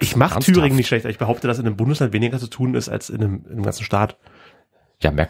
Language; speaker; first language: German; native; German